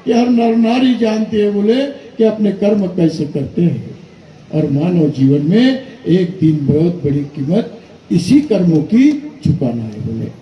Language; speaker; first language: Hindi; non-native, local second language; Marathi